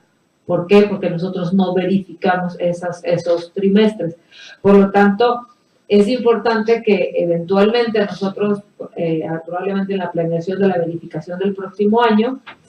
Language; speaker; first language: Spanish; native; Spanish